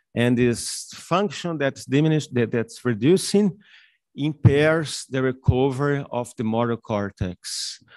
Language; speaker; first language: English; non-native, fluent; Portuguese